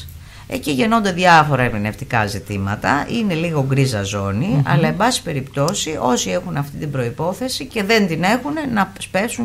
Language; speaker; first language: Greek; native; Greek